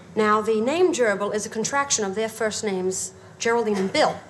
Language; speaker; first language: English; native; English